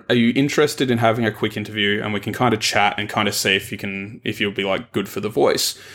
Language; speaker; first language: English; native; English